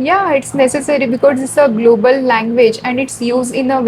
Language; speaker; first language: English; non-native, learner; Marathi